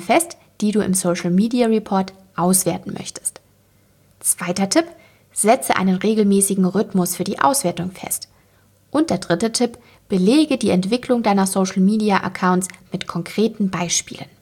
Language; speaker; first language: German; native; German